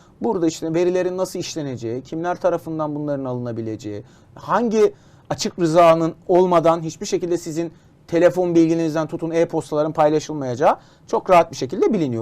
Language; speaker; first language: Turkish; native; Turkish